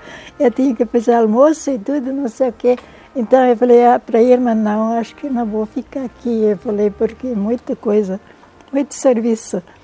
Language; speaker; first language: Portuguese; non-native, local second language; German